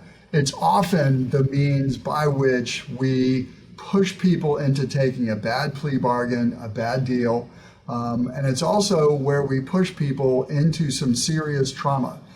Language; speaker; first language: English; native; English